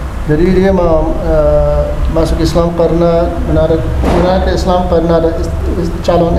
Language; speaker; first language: Indonesian; non-native, learner; English